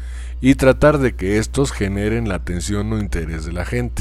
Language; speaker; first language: Spanish; native; Spanish